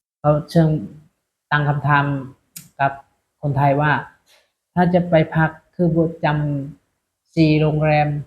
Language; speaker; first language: Thai; non-native, local second language; Lao